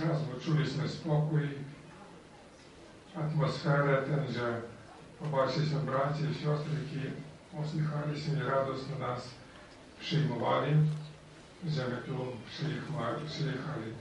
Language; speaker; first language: Polish; non-native, learner; Ukrainian